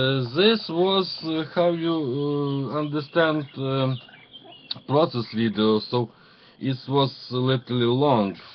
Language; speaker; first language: English; non-native, learner; Ukrainian